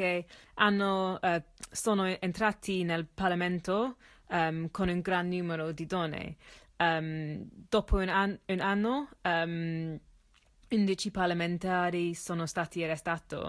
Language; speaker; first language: Italian; non-native, learner; English